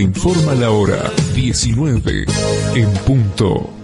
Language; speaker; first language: Spanish; native; Spanish